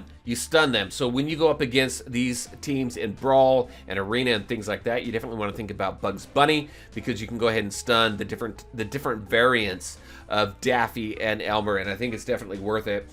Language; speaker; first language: English; native; English